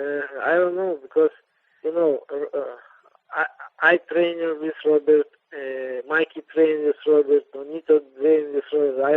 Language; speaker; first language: English; non-native, learner; Russian